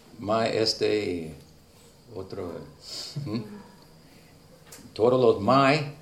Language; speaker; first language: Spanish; non-native, learner; English